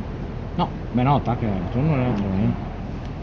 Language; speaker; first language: Italian; native; Italian